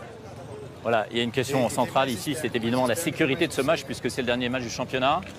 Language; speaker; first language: French; native; French